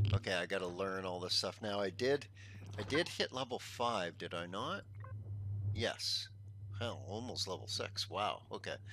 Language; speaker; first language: English; native; English